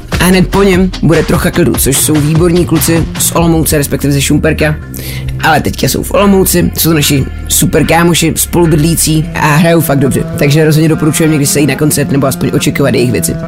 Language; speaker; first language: Czech; native; Czech